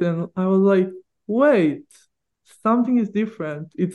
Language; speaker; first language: English; non-native, fluent; Hebrew